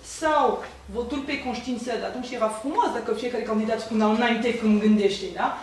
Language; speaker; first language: Romanian; non-native, fluent; French